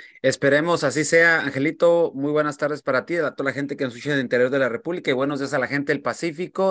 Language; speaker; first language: Spanish; native; Spanish